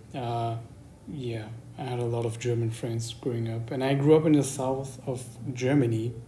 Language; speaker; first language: English; non-native, fluent; Persian